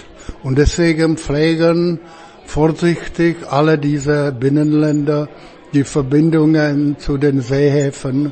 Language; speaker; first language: German; non-native, fluent; Czech